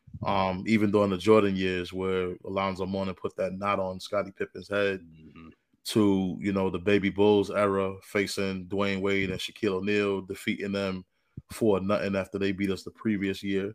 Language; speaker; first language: English; native; English